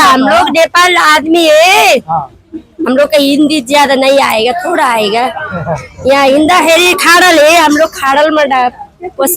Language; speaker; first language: Hindi; non-native, learner; Nepali